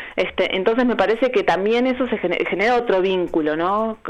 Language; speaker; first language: Spanish; native; Spanish